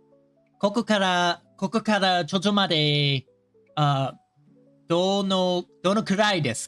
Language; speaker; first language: Japanese; non-native, learner; English